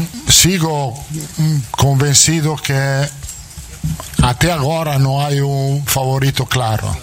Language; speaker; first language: Portuguese; non-native, fluent; Italian